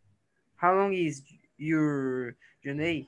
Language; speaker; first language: English; non-native, learner; Portuguese